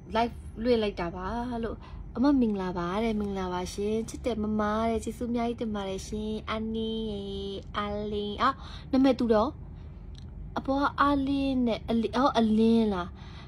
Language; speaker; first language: Burmese; native; Burmese